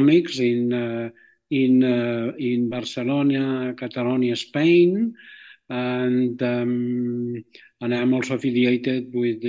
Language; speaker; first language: English; non-native, fluent; Catalan